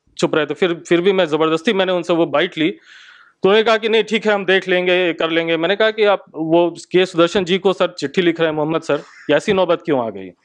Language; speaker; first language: Hindi; native; Hindi